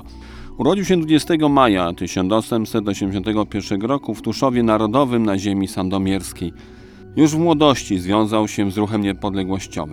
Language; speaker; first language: Polish; native; Polish